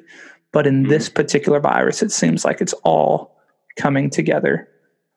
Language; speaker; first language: English; native; English